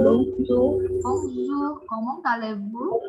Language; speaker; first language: French; non-native, learner; Indonesian